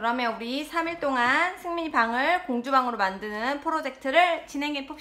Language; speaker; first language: Korean; native; Korean